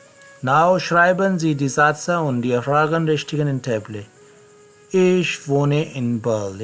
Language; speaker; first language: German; non-native, learner; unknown